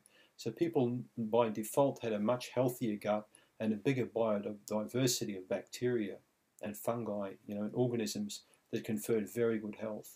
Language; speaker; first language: English; native; English